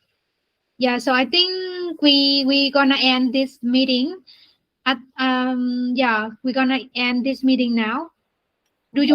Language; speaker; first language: English; non-native, learner; Vietnamese